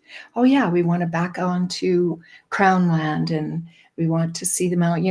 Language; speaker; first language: English; native; English